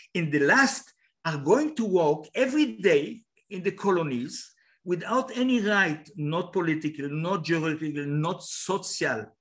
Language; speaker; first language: English; non-native, fluent; Hebrew